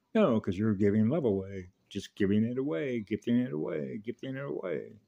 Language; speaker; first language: English; native; English